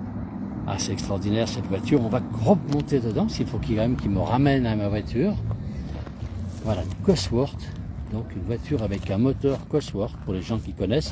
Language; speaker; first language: French; native; French